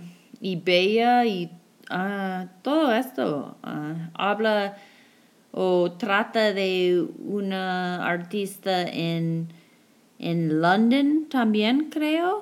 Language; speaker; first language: Spanish; non-native, fluent; English